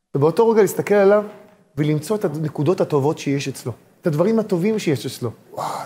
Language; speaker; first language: Hebrew; native; Hebrew